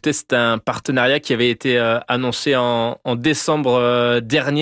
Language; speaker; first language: French; native; French